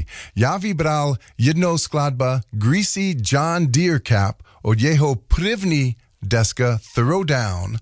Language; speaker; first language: Czech; non-native, learner; English